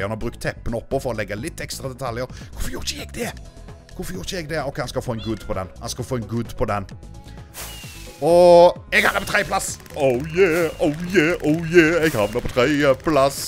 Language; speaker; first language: Norwegian; native; Norwegian